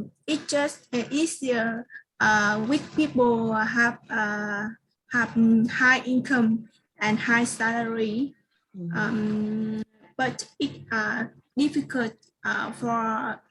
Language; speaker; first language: English; non-native, learner; Vietnamese